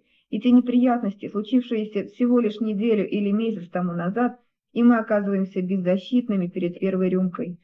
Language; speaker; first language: Russian; native; Russian